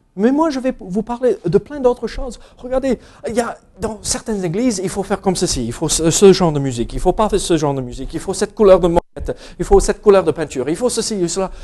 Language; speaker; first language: French; non-native, fluent; English